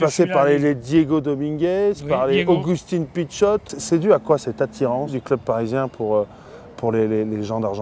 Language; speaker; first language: French; native; French